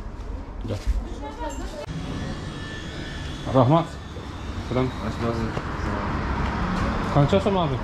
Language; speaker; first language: Turkish; native; Turkish